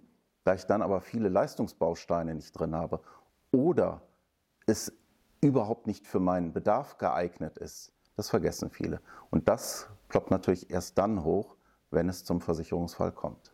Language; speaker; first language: German; native; German